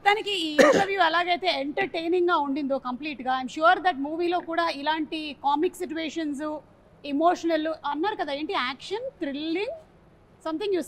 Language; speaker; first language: Telugu; native; Telugu